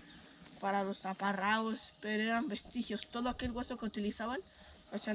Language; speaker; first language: Spanish; native; Spanish